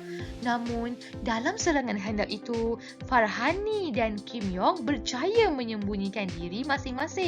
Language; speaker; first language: Malay; native; Malay